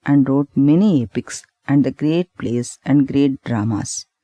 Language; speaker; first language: English; non-native, local second language; Telugu